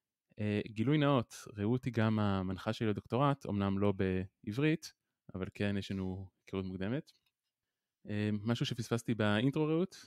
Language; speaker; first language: Hebrew; native; Hebrew